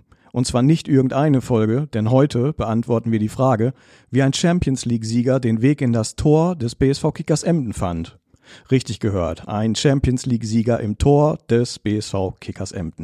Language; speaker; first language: German; native; German